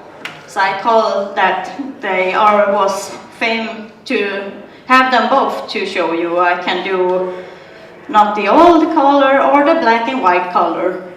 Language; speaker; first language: English; non-native, learner; Swedish